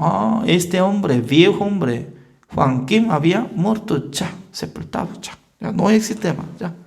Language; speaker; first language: Spanish; non-native, learner; Korean